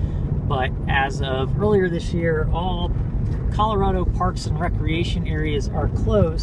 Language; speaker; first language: English; native; English